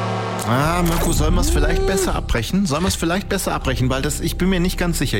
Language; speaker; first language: German; native; German